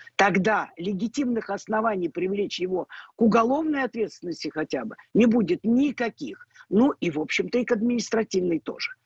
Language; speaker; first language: Russian; non-native, local second language; Ukrainian